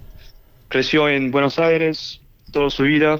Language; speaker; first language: Spanish; early bilingual, heritage; English